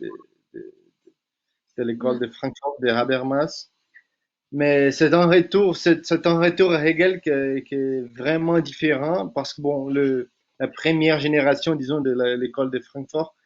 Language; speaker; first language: French; non-native, fluent; Portuguese